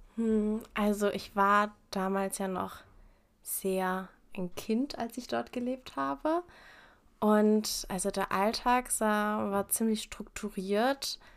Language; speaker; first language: German; early bilingual, heritage; German